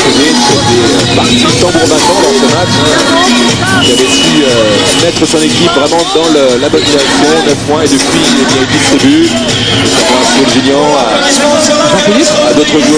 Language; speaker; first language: French; native; French